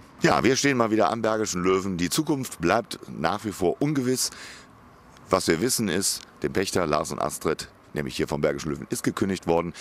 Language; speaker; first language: German; native; German